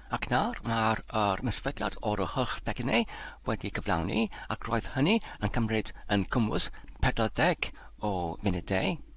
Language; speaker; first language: Welsh; non-native, learner; Polish